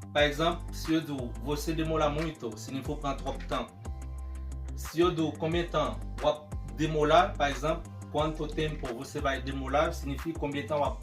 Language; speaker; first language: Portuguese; non-native, fluent; Haitian Creole